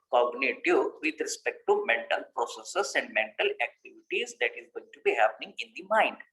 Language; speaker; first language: English; non-native, local second language; Kannada